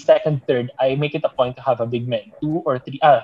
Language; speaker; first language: English; non-native, local second language; Bikol